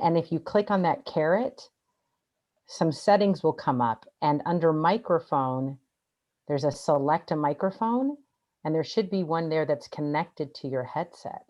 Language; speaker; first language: English; native; English